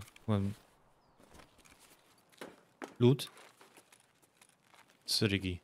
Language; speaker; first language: Korean; non-native, learner; German